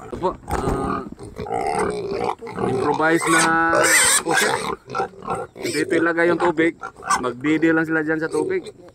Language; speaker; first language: Filipino; native; Filipino